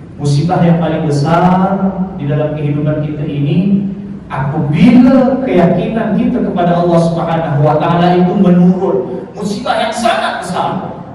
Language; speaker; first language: Malay; native; Malay